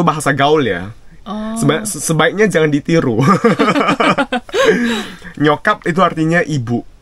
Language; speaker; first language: Indonesian; native; Indonesian